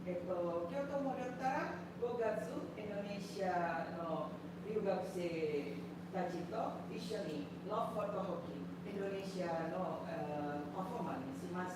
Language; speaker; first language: Japanese; non-native, learner; Indonesian